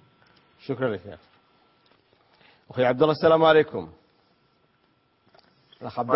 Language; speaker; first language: Arabic; native; Arabic